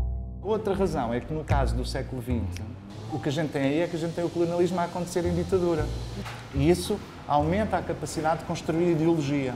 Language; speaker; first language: Portuguese; native; Portuguese